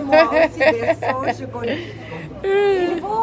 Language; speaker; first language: French; non-native, learner; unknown